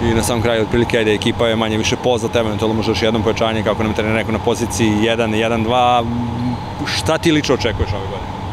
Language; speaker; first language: Serbian; native; Serbian